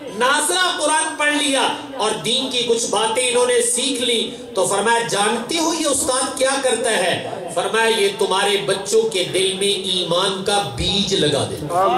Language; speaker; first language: Urdu; non-native, local second language; Punjabi